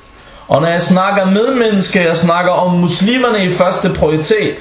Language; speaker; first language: Danish; non-native, local second language; Arabic